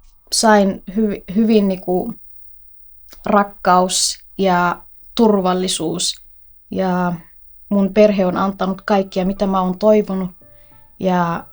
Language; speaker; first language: Finnish; non-native, fluent; Somali